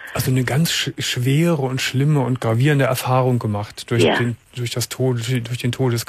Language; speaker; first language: German; native; German